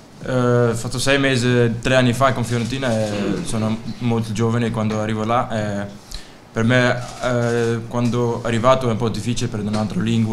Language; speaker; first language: Italian; non-native, learner; Dutch